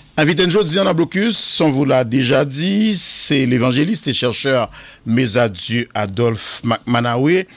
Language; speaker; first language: French; non-native, local second language; Haitian Creole